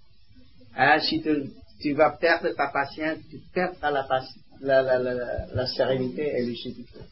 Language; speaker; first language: French; non-native, learner; Vietnamese